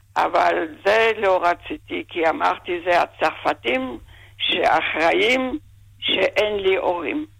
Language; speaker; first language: Hebrew; non-native, fluent; German